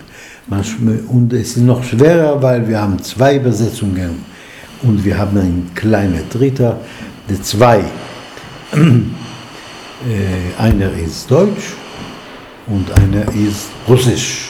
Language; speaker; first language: German; non-native, fluent; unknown